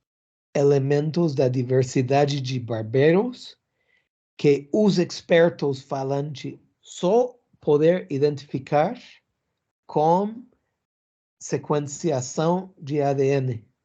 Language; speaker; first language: Portuguese; non-native, learner; English